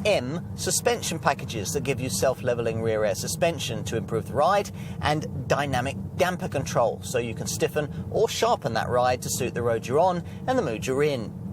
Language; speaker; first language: English; native; English